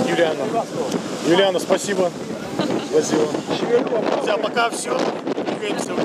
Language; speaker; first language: Russian; native; Russian